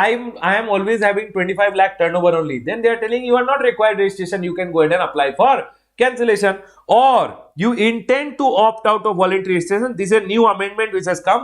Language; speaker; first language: English; non-native, local second language; Hindi